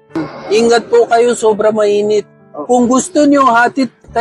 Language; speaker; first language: Filipino; non-native, local second language; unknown